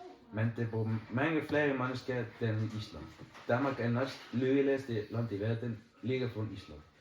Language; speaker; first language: Danish; non-native, learner; Icelandic